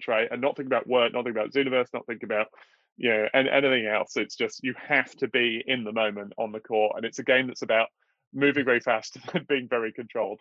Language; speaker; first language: English; native; English